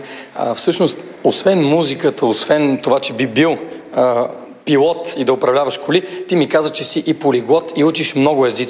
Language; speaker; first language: Bulgarian; native; Bulgarian